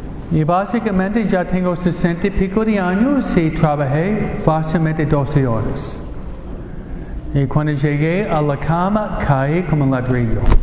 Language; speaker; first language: Spanish; non-native, fluent; English